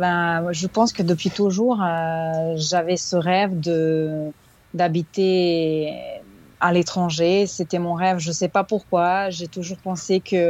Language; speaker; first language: French; non-native, fluent; Serbian